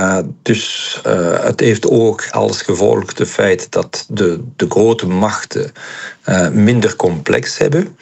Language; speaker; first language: Dutch; non-native, local second language; French